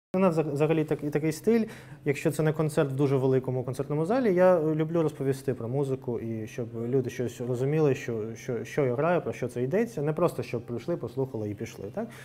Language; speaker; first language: Ukrainian; non-native, local second language; Russian